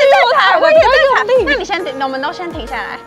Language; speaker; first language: Chinese; native; Chinese